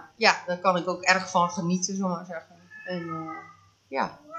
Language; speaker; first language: Dutch; native; Dutch